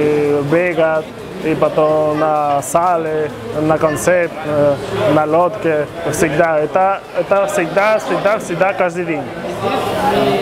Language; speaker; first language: Russian; non-native, learner; Spanish